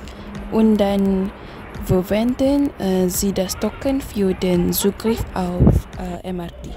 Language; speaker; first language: German; non-native, learner; Malay